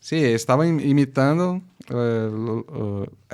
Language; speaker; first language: Spanish; non-native, fluent; Portuguese